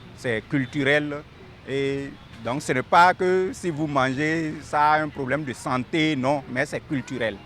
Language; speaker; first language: French; non-native, local second language; Fula